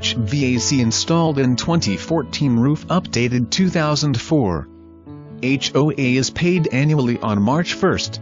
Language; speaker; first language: English; native; English